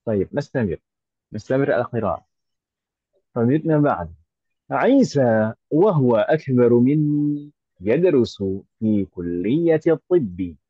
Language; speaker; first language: Arabic; non-native, fluent; Indonesian